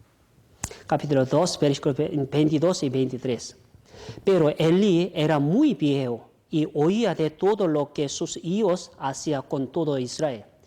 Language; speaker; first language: Spanish; non-native, fluent; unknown